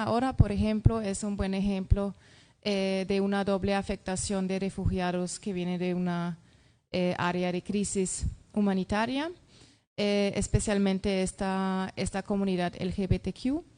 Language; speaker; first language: Spanish; non-native, fluent; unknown